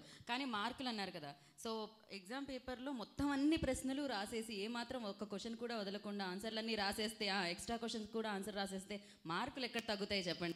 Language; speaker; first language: Telugu; native; Telugu